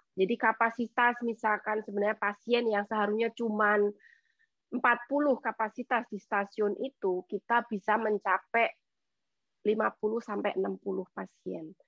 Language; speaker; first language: Indonesian; native; Indonesian